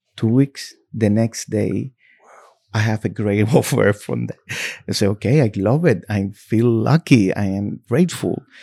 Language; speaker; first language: English; non-native, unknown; Spanish